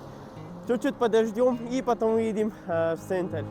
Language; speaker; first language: Russian; non-native, learner; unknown